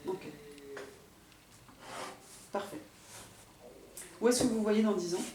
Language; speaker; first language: French; native; French